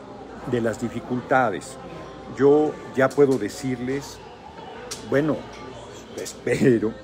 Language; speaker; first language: Spanish; native; Spanish